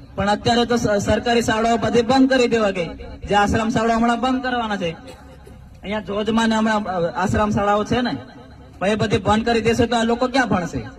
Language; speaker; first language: Gujarati; non-native, local second language; Bhili